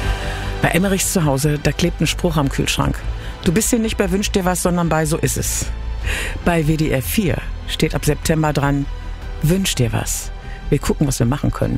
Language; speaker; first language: German; native; German